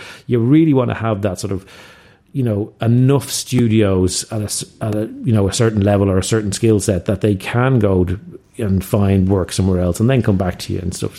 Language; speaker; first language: English; native; English